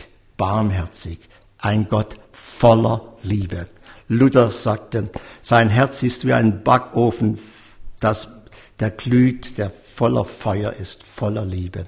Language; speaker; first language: German; native; German